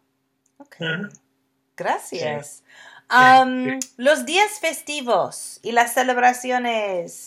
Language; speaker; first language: Spanish; non-native, fluent; English